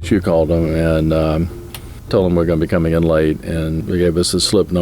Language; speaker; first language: English; native; English